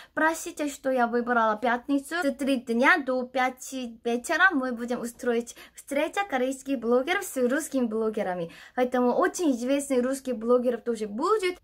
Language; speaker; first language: Russian; non-native, learner; Korean